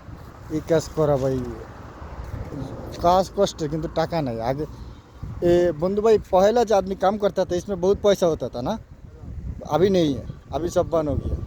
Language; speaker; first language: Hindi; non-native, learner; Bangla